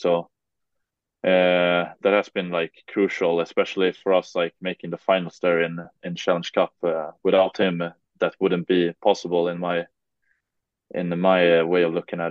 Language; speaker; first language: English; non-native, fluent; Swedish